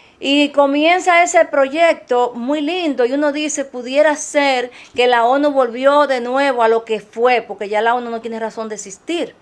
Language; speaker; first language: Spanish; native; Spanish